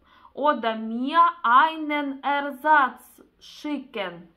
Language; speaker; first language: German; non-native, learner; Russian